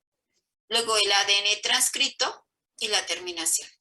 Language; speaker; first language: Spanish; native; Spanish